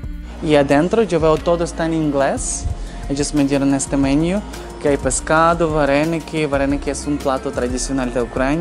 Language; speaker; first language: Spanish; non-native, fluent; Ukrainian